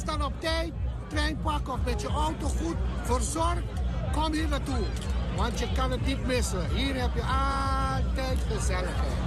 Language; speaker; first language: Dutch; non-native, local second language; Papiamento